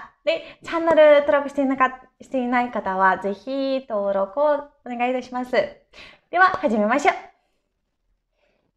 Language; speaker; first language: Japanese; non-native, fluent; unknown